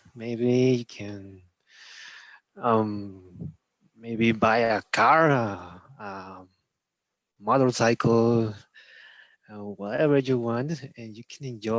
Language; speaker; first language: English; non-native, learner; Spanish